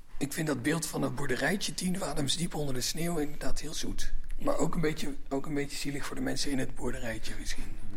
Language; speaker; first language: Dutch; native; Dutch